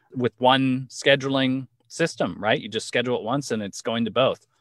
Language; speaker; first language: English; native; English